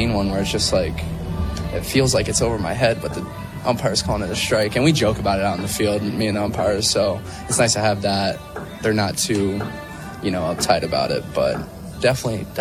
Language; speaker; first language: English; native; English